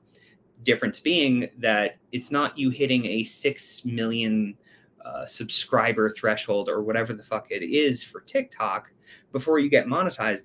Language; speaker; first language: English; native; English